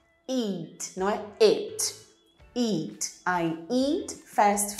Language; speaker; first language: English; non-native, fluent; Portuguese